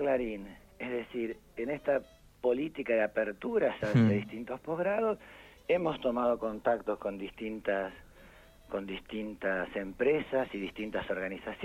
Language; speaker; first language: Spanish; native; Spanish